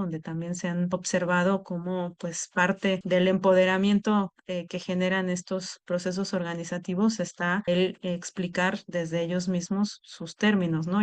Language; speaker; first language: Spanish; native; Spanish